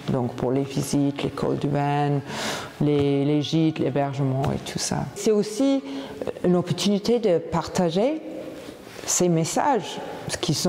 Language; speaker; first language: French; non-native, fluent; English